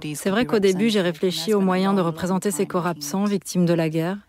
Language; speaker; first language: French; early bilingual, other home language; Arabic